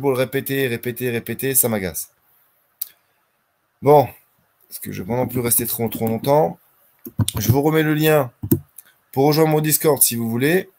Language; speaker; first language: French; native; French